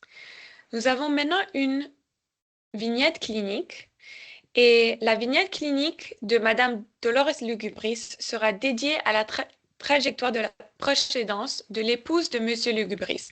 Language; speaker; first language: French; native; French